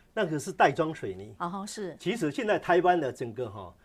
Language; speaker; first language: Chinese; native; Chinese